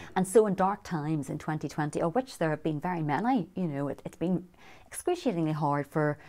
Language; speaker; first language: English; native; English